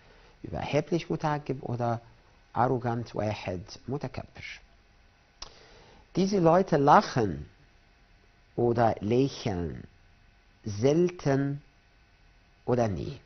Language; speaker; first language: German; non-native, fluent; Arabic